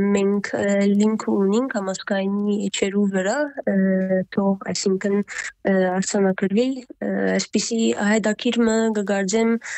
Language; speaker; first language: Armenian; early bilingual, heritage; Armenian